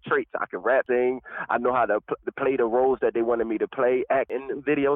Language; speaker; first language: English; native; English